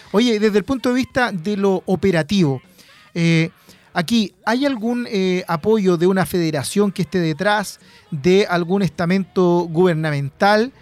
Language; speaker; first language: Spanish; native; Spanish